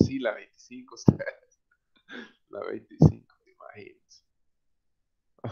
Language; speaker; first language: Spanish; native; Spanish